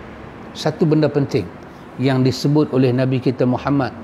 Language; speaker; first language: Malay; native; Malay